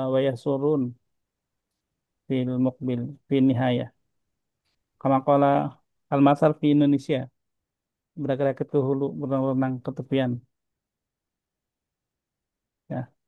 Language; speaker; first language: Arabic; non-native, fluent; Indonesian